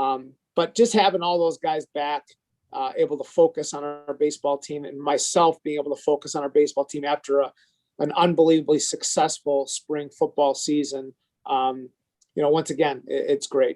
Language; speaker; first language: English; native; English